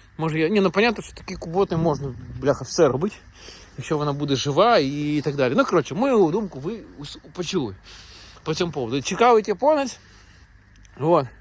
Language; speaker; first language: Ukrainian; native; Ukrainian